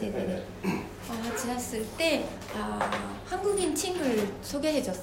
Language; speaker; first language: Korean; non-native, fluent; Japanese